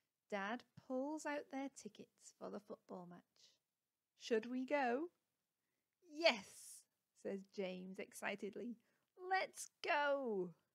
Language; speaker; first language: English; native; English